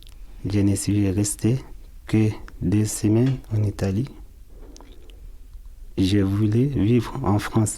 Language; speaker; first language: French; non-native, learner; Arabic